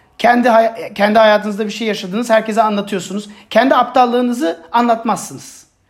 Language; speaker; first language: Turkish; non-native, fluent; German